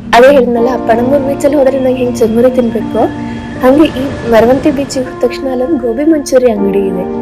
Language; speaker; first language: Kannada; native; Kannada